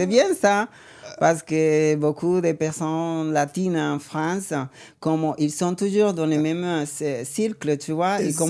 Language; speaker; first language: French; non-native, learner; Spanish